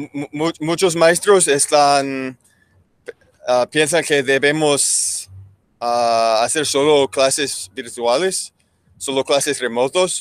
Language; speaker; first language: Spanish; non-native, learner; English